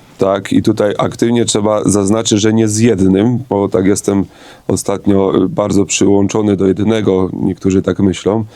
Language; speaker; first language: Polish; native; Polish